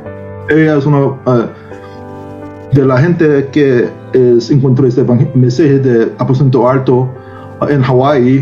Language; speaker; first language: Spanish; non-native, learner; Korean